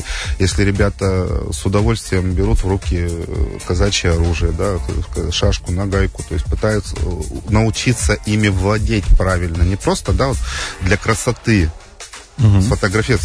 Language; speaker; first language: Russian; native; Russian